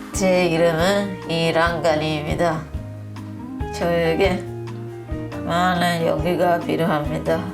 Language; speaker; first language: Korean; non-native, learner; Sinhala